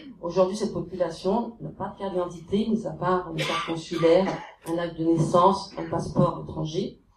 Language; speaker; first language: French; native; French